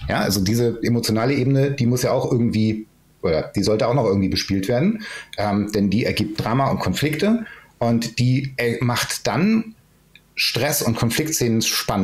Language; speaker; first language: German; native; German